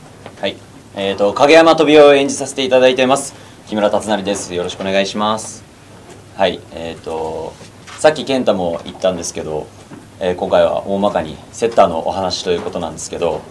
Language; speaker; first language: Japanese; native; Japanese